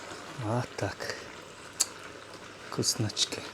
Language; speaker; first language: Russian; non-native, learner; Mongolian